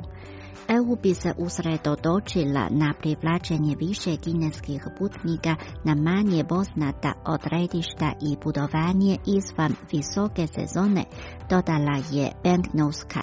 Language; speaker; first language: Croatian; non-native, fluent; Chinese